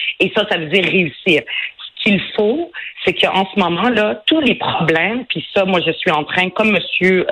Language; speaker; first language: French; early bilingual, other home language; Arabic